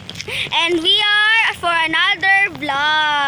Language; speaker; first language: English; non-native, local second language; Filipino